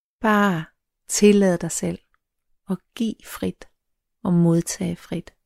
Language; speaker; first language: Danish; native; Danish